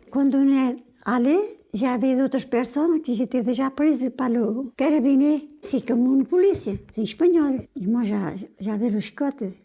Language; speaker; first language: French; non-native, fluent; Portuguese